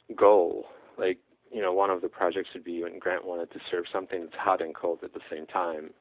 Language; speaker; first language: English; non-native, fluent; Czech